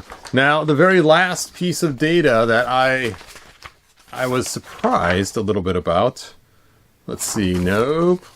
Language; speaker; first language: English; native; English